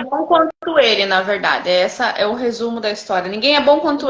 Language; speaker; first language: Portuguese; native; Portuguese